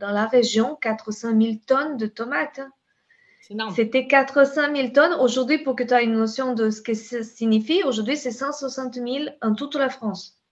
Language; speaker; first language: French; non-native, fluent; Portuguese